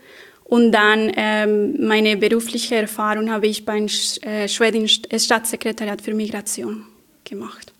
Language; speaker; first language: German; non-native, fluent; Spanish